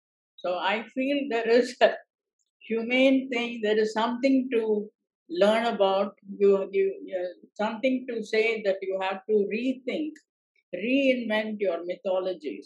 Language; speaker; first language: English; non-native, local second language; Tamil